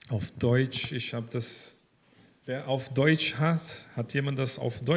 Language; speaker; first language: German; non-native, fluent; Portuguese